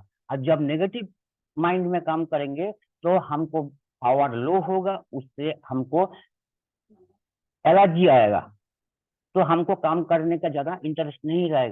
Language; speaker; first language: Hindi; non-native, local second language; Bangla